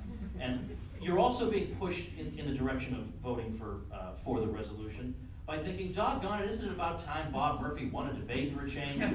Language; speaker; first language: English; native; English